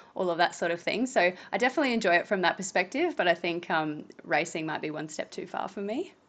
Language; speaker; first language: English; native; English